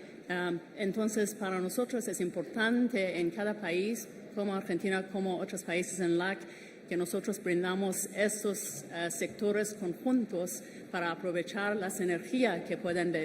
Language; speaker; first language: Spanish; non-native, fluent; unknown